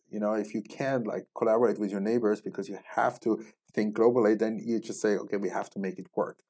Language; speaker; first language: English; non-native, fluent; Swiss German